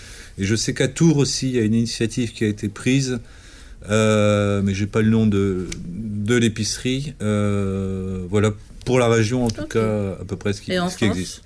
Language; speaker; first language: French; native; French